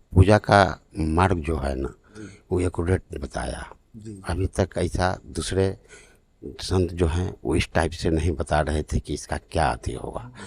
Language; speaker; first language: Hindi; native; Hindi